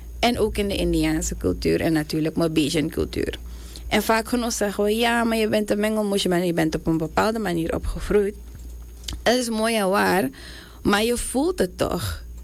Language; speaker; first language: Dutch; native; Dutch